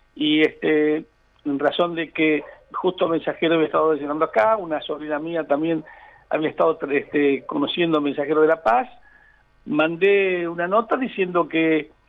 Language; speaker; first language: Spanish; native; Spanish